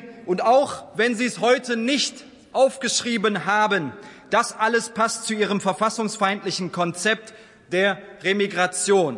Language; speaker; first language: German; early bilingual, other home language; Turkish